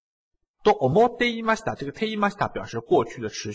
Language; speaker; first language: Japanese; non-native, fluent; Chinese